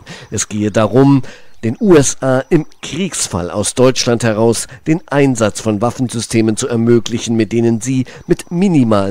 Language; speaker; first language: German; native; German